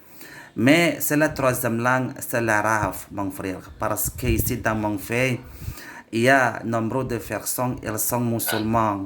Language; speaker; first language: French; non-native, learner; Indonesian